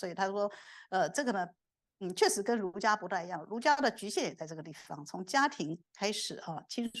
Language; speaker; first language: Chinese; native; Chinese